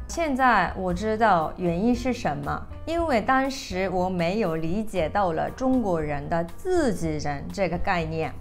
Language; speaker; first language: Chinese; non-native, fluent; Japanese